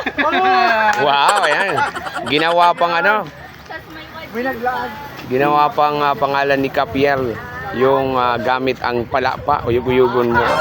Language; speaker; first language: Filipino; non-native, local second language; Bikol